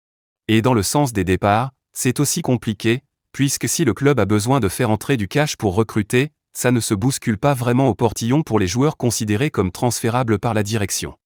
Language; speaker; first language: French; native; French